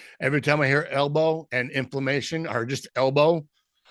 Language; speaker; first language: English; native; English